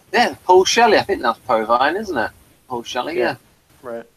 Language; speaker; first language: English; native; English